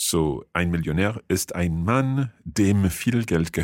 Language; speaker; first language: German; non-native, fluent; English